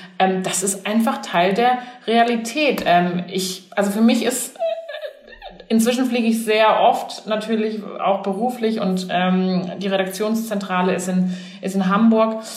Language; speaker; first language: German; early bilingual, other home language; Chinese